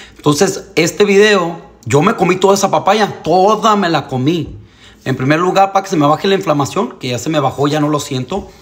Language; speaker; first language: Spanish; early bilingual, heritage; Spanish